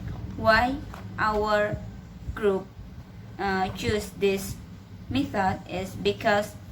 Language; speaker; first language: English; non-native, learner; Indonesian